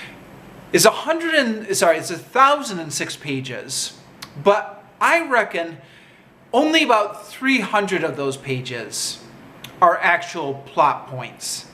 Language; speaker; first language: English; native; English